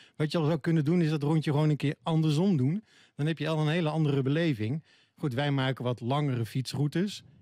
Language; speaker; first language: Dutch; native; Dutch